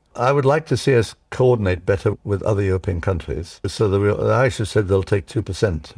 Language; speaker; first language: English; early bilingual, other home language; Czech